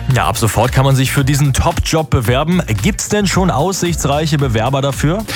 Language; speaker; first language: German; native; German